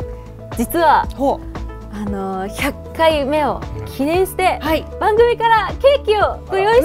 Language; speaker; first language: Japanese; native; Japanese